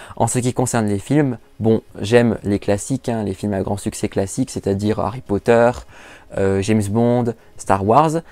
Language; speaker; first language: French; native; French